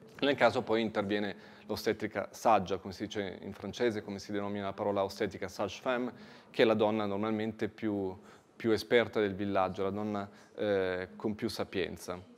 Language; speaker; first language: Italian; native; Italian